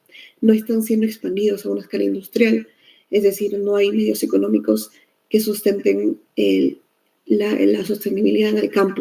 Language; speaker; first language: Spanish; native; Spanish